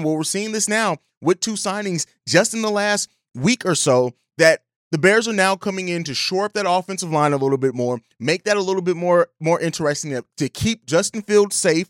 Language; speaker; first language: English; native; English